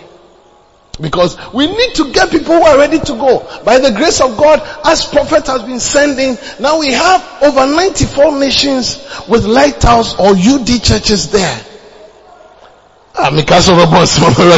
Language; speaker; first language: English; non-native, local second language; Akan